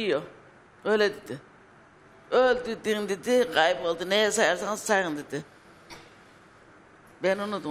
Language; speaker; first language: Turkish; native; Turkish